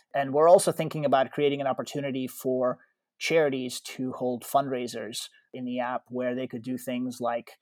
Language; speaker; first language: English; early bilingual, other home language; Russian